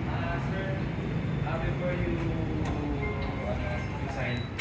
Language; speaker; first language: English; non-native, fluent; German